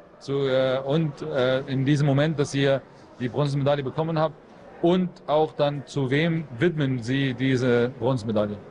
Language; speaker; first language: German; non-native, fluent; Arabic